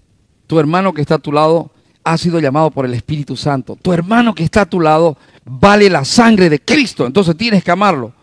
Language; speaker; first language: Spanish; native; Spanish